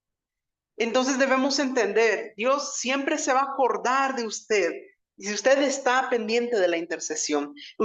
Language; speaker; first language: Spanish; native; Spanish